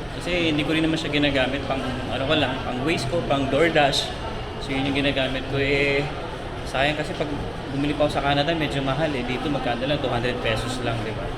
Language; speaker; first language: Filipino; native; Filipino